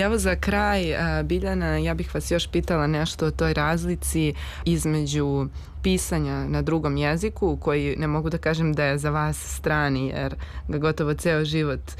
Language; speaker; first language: Serbian; native; Serbian